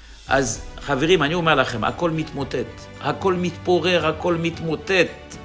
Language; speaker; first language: Hebrew; non-native, fluent; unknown